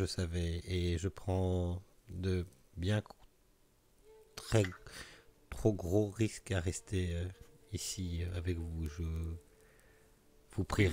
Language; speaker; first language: French; native; French